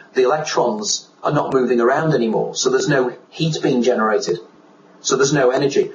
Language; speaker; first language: English; native; English